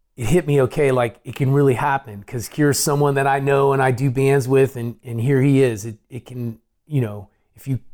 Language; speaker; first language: English; native; English